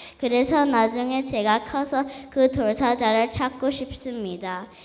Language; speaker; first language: Korean; early bilingual, heritage; Korean